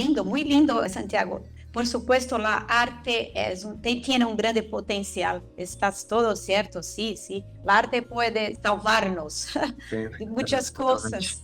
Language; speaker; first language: Spanish; non-native, fluent; Portuguese